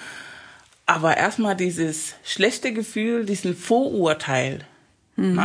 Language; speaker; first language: German; early bilingual, other home language; Spanish